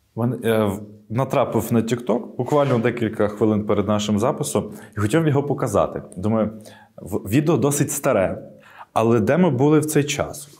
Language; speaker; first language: Ukrainian; native; Ukrainian